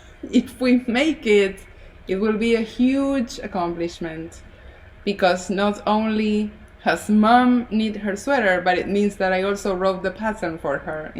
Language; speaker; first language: English; non-native, fluent; Spanish